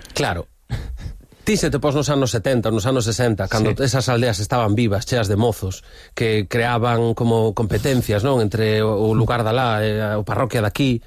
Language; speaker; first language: Galician; native; Galician